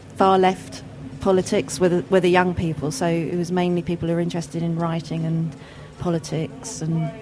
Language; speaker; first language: English; native; English